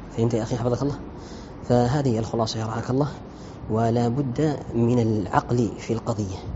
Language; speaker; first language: Arabic; non-native, fluent; Malay